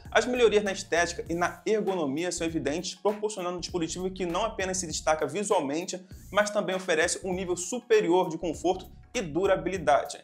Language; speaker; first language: Portuguese; native; Portuguese